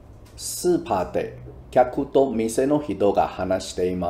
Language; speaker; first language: Japanese; non-native, fluent; Chinese